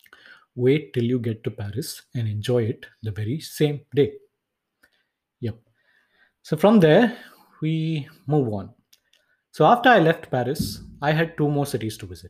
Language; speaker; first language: English; non-native, local second language; Tamil